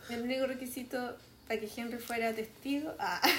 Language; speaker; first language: Spanish; native; Spanish